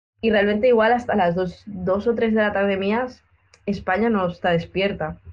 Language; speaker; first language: Spanish; native; Spanish